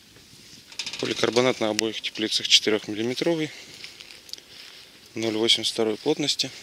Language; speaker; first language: Russian; native; Russian